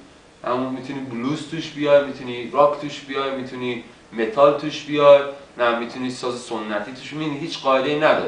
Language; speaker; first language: Persian; native; Persian